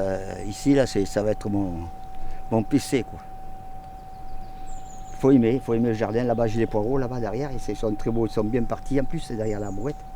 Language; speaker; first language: French; native; French